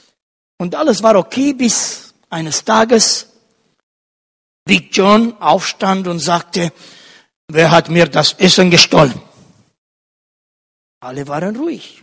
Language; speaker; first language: German; non-native, fluent; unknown